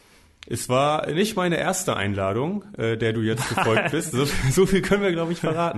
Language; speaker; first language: German; native; German